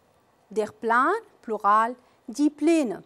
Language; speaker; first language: German; non-native, fluent; Arabic